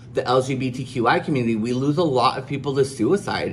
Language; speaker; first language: English; early bilingual, other home language; Spanish